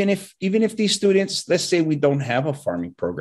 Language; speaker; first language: English; native; English